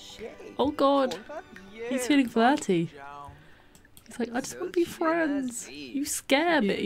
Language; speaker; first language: English; native; English